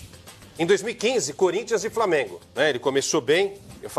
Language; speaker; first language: Portuguese; native; Portuguese